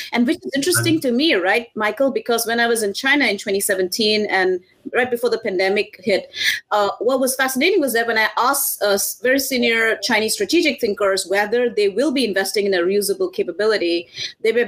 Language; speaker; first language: English; non-native, local second language; Assamese